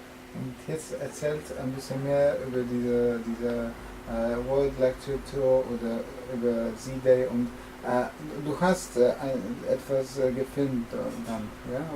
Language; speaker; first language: German; non-native, learner; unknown